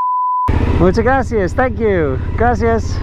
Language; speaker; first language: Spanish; non-native, learner; English